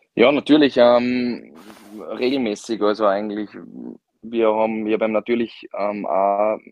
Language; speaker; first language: German; native; German